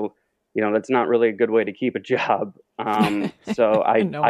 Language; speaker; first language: English; native; English